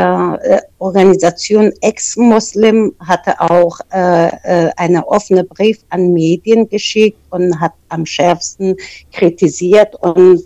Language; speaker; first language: German; non-native, fluent; Persian